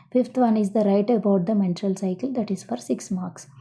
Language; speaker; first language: English; non-native, local second language; Telugu